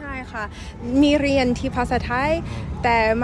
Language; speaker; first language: Thai; non-native, learner; English